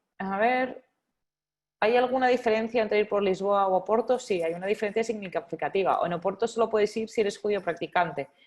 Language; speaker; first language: Spanish; native; Spanish